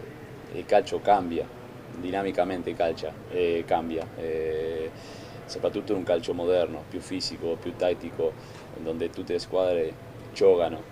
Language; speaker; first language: Italian; non-native, fluent; Spanish